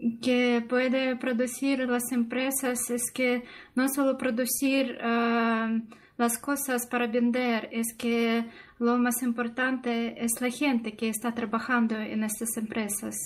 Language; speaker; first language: Spanish; non-native, learner; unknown